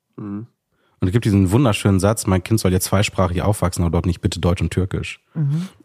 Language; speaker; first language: German; early bilingual, other home language; Sinhala